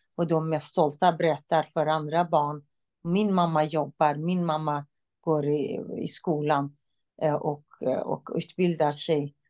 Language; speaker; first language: Swedish; non-native, fluent; Central Kurdish